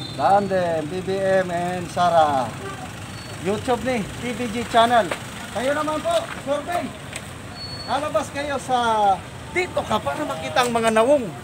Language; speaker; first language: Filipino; non-native, local second language; Iloko